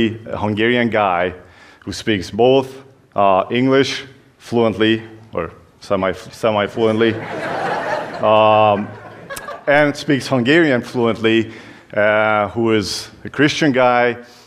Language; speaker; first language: English; non-native, fluent; Hungarian